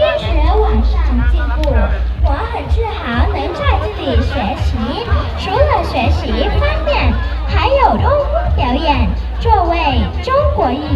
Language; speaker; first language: Chinese; non-native, learner; Thai